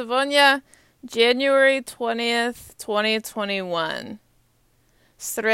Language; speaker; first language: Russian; non-native, learner; English